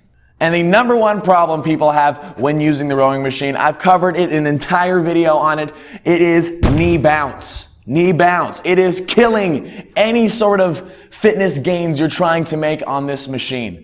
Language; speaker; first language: English; native; English